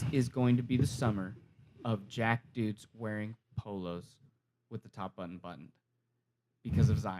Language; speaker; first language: English; native; English